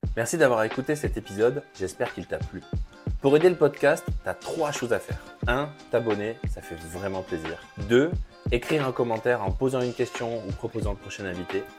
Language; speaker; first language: French; native; French